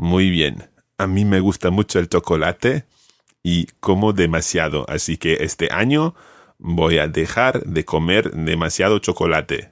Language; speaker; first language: Spanish; non-native, fluent; English